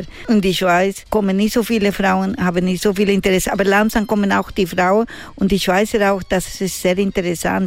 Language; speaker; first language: German; non-native, learner; Spanish